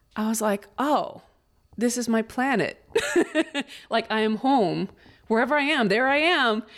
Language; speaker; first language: English; early bilingual, other home language; Spanish